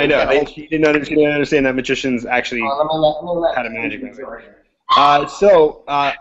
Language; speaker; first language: English; native; English